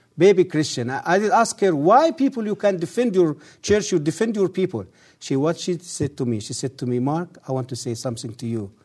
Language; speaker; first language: English; early bilingual, other home language; Arabic